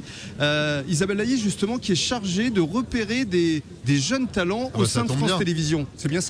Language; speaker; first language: French; native; French